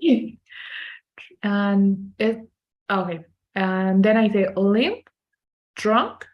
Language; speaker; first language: English; non-native, learner; Spanish